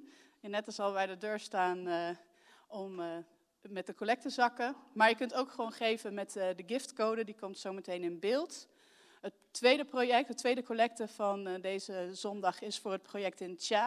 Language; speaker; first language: Dutch; native; Dutch